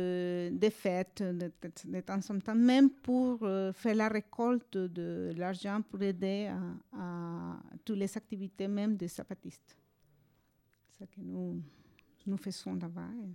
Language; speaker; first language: French; non-native, fluent; Spanish